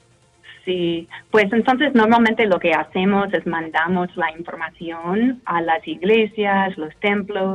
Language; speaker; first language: Spanish; non-native, fluent; English